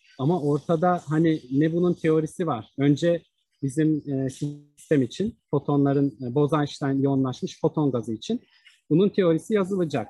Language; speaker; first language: Turkish; native; Turkish